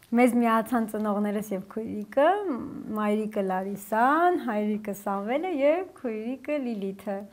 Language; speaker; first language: Armenian; native; Armenian